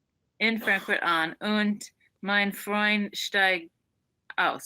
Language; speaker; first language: German; non-native, learner; English